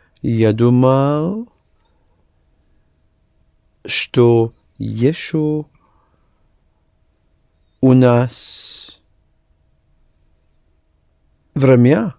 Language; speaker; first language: Russian; non-native, learner; English